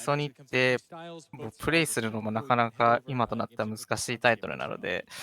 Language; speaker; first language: Japanese; native; Japanese